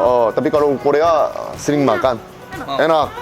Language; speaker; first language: Indonesian; non-native, learner; Korean